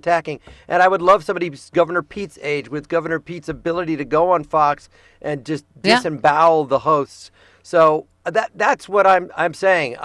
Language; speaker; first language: English; native; English